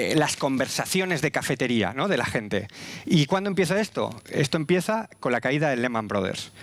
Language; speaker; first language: Spanish; native; Spanish